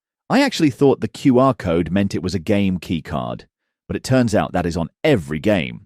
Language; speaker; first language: English; native; English